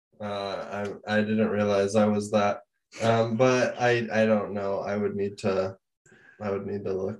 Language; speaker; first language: English; native; English